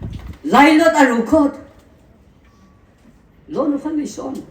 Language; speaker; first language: Hebrew; non-native, fluent; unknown